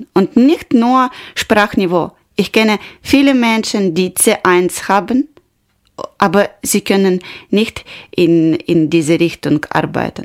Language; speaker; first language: German; non-native, learner; Ukrainian